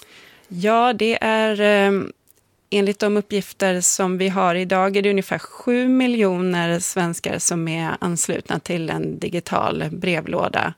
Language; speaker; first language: Swedish; native; Swedish